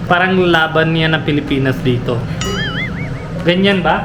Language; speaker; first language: Filipino; non-native, learner; Punjabi